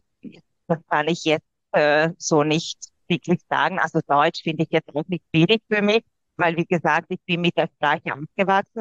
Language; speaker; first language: German; non-native, local second language; Hungarian